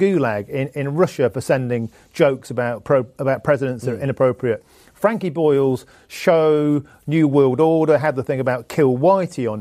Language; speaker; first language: English; native; English